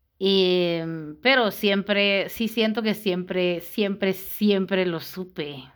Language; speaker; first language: Spanish; native; Spanish